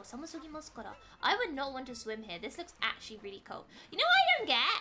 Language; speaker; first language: English; native; English